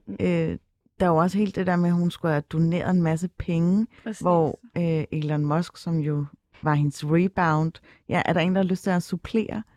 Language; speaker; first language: Danish; early bilingual, other home language; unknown